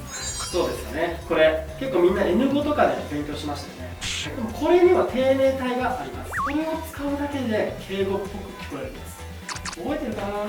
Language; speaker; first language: Japanese; native; Japanese